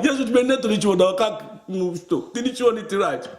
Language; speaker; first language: Russian; non-native, learner; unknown